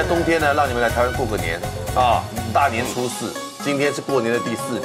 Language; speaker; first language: Chinese; native; Chinese